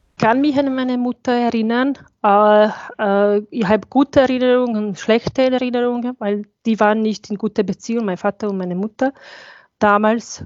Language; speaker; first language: German; non-native, fluent; Bosnian